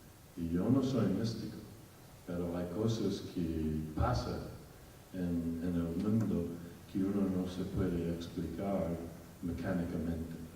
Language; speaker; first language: Spanish; non-native, fluent; English